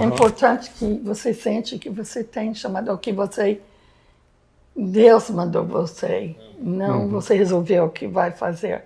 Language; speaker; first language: Portuguese; non-native, fluent; English